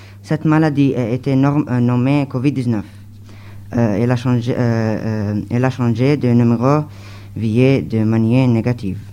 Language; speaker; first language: French; non-native, learner; Arabic